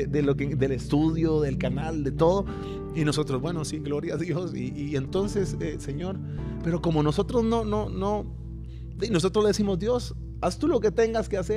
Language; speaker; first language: Spanish; native; Spanish